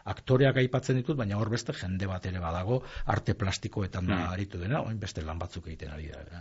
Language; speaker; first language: Basque; native; Basque